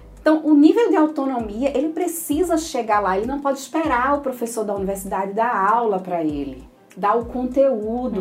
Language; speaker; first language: Portuguese; native; Portuguese